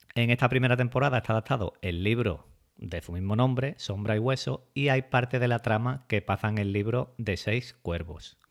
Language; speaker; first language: Spanish; native; Spanish